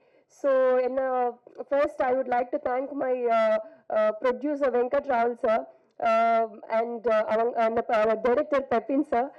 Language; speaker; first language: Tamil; non-native, fluent; Telugu